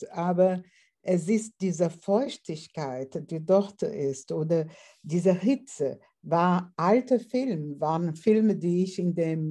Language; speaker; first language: German; non-native, fluent; Portuguese